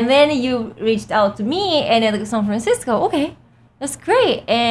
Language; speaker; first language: English; non-native, fluent; Japanese